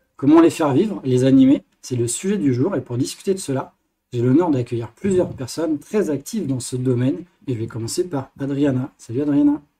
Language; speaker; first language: French; native; French